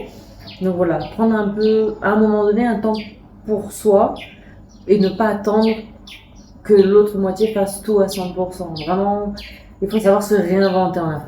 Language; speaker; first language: French; native; French